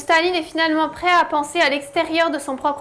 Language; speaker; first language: French; native; French